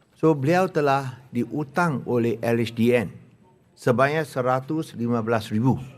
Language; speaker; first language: Malay; non-native, local second language; Chinese